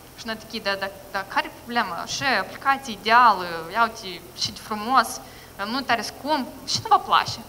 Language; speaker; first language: Romanian; non-native, local second language; Russian